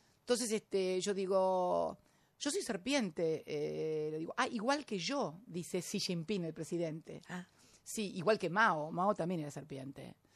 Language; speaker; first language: Spanish; native; Spanish